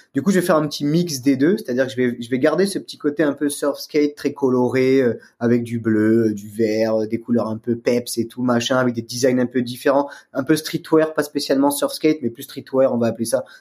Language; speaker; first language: French; native; French